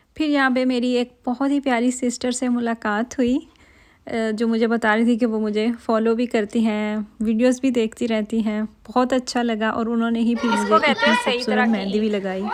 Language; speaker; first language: Urdu; native; Urdu